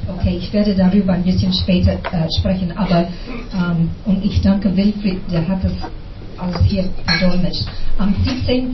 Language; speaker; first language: German; non-native, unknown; English